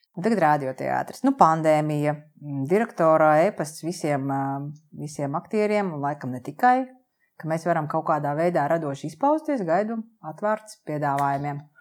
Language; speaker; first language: Latvian; native; Latvian